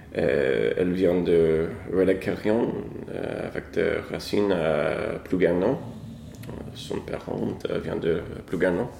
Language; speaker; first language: French; non-native, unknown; English